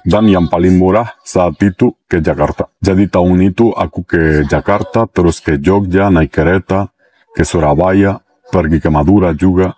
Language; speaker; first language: Indonesian; non-native, fluent; Spanish